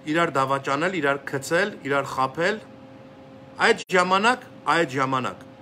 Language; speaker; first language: Armenian; native; Armenian